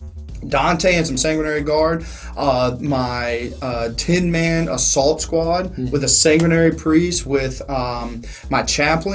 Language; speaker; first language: English; native; English